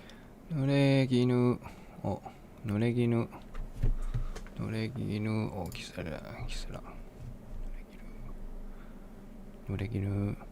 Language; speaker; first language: Japanese; non-native, learner; English